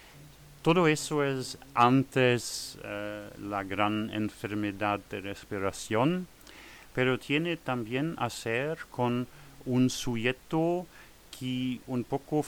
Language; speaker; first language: Spanish; non-native, learner; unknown